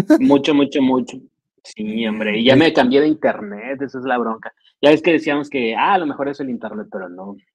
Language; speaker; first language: Spanish; native; Spanish